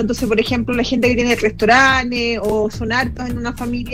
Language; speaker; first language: Spanish; native; Spanish